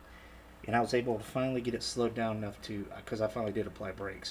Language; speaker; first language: English; native; English